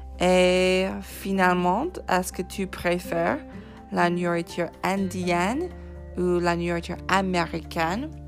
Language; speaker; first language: French; non-native, fluent; English